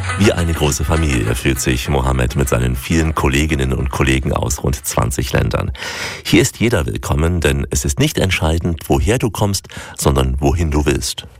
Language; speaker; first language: German; native; German